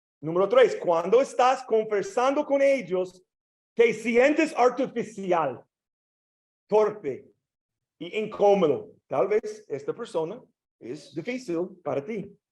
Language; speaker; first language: Spanish; non-native, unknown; English